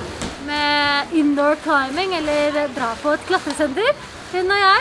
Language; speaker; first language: Norwegian; native; Norwegian